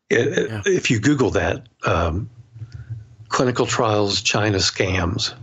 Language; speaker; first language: English; native; English